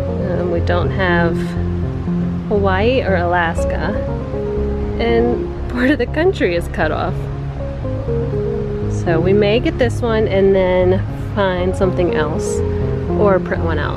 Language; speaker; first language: English; native; English